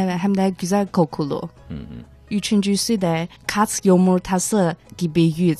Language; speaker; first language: Turkish; non-native, fluent; Chinese